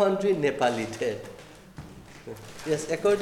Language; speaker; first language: English; non-native, fluent; Nepali